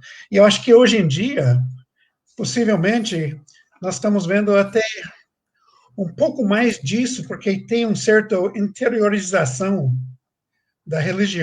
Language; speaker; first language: Portuguese; non-native, fluent; English